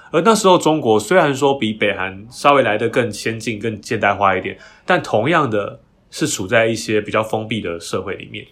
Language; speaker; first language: Chinese; native; Chinese